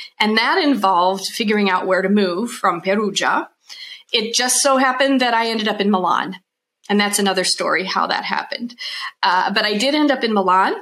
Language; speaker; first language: English; native; English